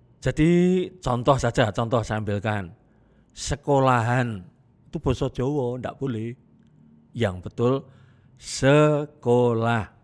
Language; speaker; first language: Indonesian; non-native, local second language; Javanese